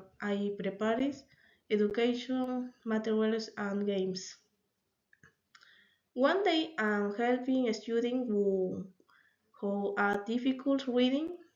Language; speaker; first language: English; non-native, learner; Spanish